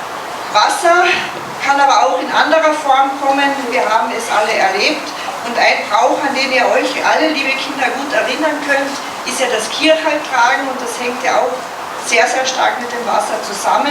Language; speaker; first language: German; native; German